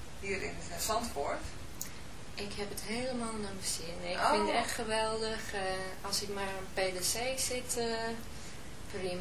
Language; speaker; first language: Dutch; non-native, fluent; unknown